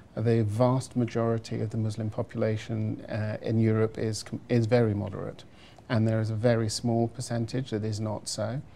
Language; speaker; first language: English; native; English